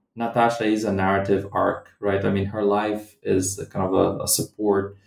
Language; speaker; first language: English; non-native, fluent; Portuguese